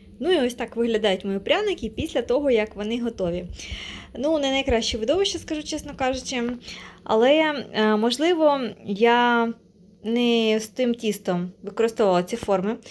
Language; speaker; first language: Ukrainian; non-native, local second language; Russian